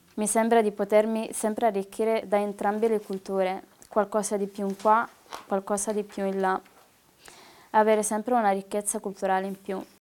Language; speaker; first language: Italian; early bilingual, other home language; Arabic